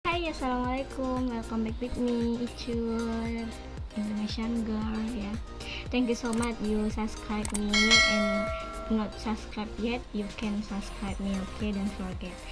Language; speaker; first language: English; non-native, learner; Indonesian